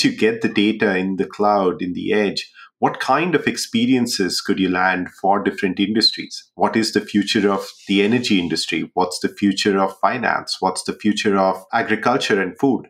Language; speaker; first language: English; non-native, local second language; Hindi